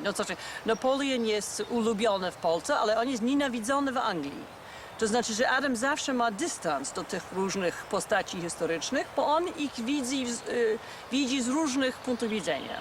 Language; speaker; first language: Polish; non-native, fluent; English